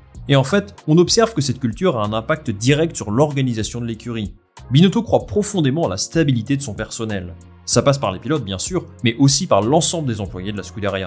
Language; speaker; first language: French; native; French